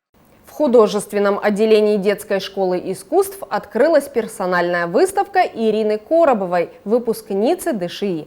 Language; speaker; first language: Russian; native; Russian